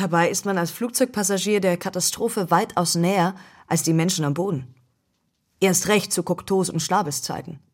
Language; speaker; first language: German; native; German